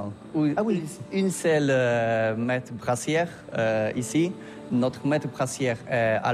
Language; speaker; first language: French; non-native, learner; Polish